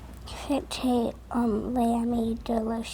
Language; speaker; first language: French; non-native, local second language; English